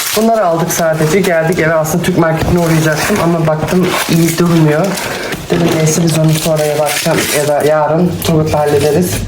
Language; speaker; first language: Turkish; early bilingual, heritage; Turkish